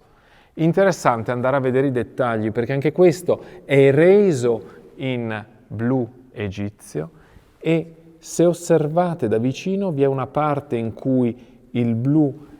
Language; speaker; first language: Italian; native; Italian